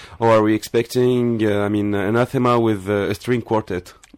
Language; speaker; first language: English; non-native, fluent; Arabic